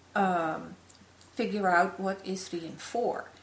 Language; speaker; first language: English; non-native, fluent; Dutch